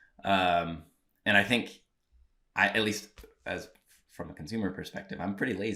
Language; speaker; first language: English; native; English